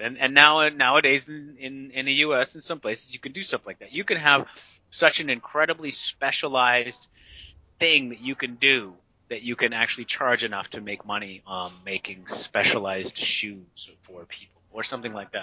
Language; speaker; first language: English; native; English